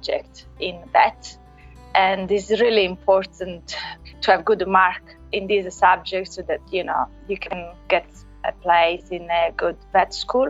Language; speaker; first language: English; non-native, fluent; Italian